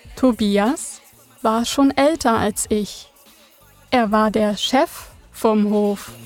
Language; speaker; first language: German; native; German